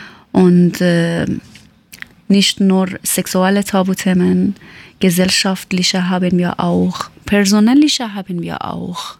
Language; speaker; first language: German; non-native, learner; Persian